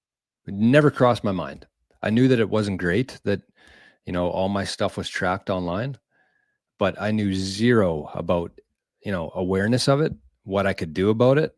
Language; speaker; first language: English; native; English